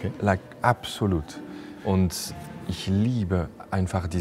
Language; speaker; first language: German; non-native, fluent; French